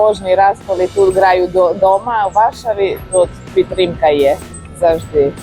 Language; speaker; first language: Ukrainian; non-native, learner; Croatian